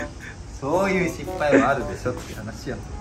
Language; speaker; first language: Japanese; native; Japanese